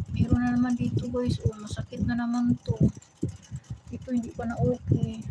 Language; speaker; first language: Filipino; non-native, local second language; Cebuano